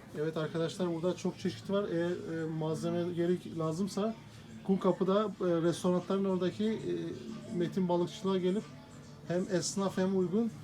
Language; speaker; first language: Turkish; native; Turkish